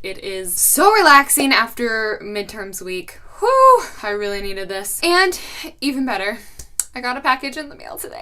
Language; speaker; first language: English; native; English